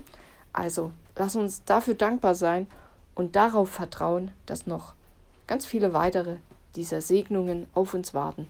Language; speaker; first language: German; native; German